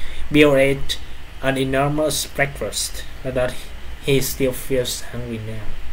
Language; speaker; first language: English; non-native, fluent; Vietnamese